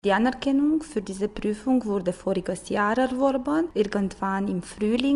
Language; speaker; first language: German; non-native, fluent; Romanian